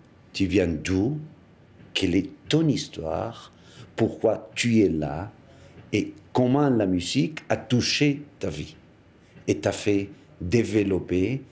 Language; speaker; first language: French; non-native, fluent; Spanish